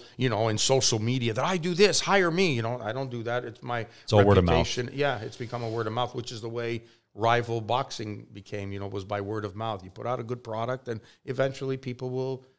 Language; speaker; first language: English; native; English